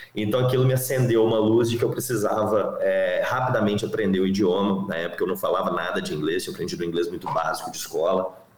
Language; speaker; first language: Portuguese; native; Portuguese